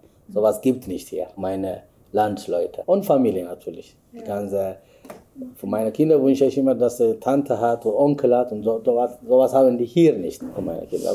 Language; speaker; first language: German; non-native, learner; Amharic